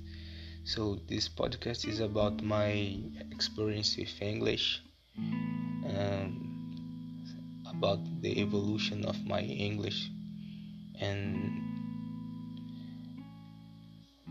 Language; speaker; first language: English; non-native, learner; Portuguese